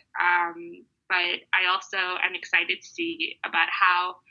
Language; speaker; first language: English; early bilingual, other home language; Mongolian